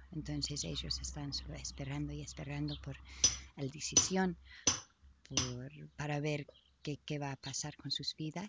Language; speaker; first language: Spanish; non-native, learner; English